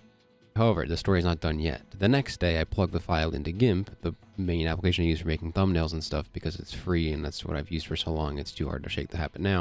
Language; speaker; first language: English; native; English